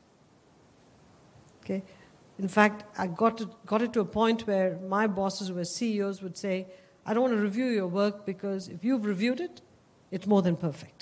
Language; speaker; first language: English; non-native, local second language; Tamil